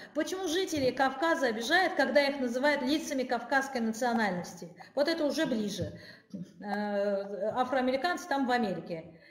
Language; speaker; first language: Russian; non-native, local second language; Armenian